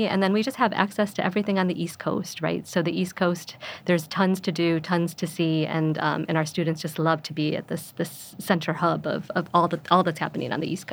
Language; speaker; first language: English; early bilingual, other home language; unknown